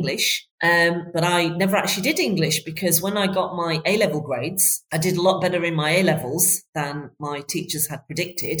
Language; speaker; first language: English; native; English